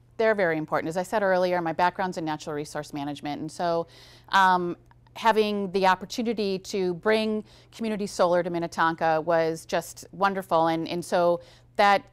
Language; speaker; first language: English; native; English